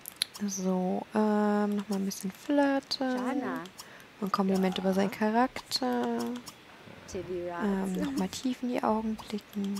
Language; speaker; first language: German; native; German